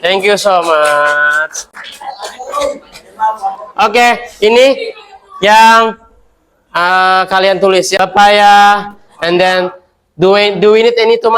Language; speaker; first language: English; non-native, fluent; Indonesian